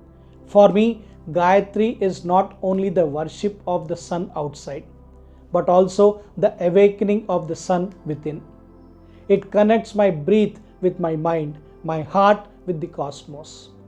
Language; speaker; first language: English; non-native, local second language; Telugu